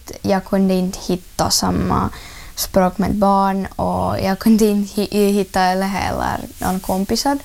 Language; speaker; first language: Swedish; early bilingual, other home language; Ukrainian